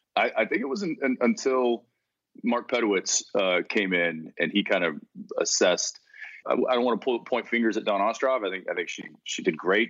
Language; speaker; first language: English; native; English